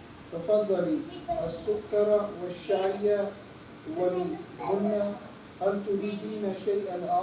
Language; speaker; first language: Arabic; non-native, learner; Urdu